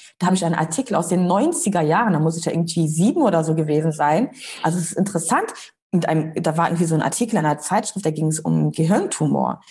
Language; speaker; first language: German; early bilingual, other home language; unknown